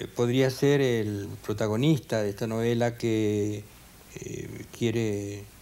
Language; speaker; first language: Spanish; native; Spanish